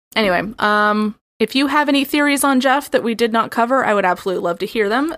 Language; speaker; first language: English; native; English